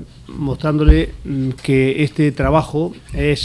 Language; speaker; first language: Spanish; native; Spanish